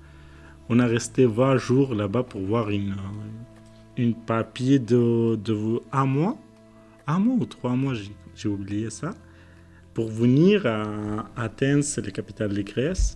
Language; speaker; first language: French; non-native, learner; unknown